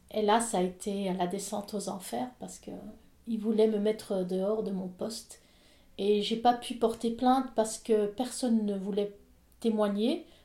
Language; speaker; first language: French; native; French